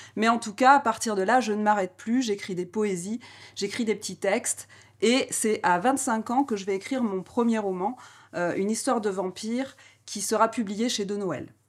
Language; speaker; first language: French; native; French